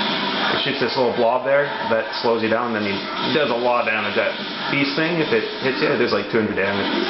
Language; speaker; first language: English; native; English